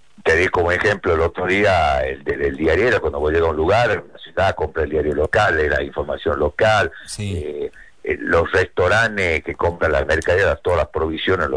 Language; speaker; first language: Spanish; native; Spanish